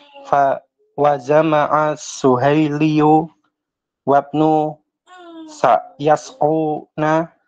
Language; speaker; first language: Arabic; non-native, learner; Indonesian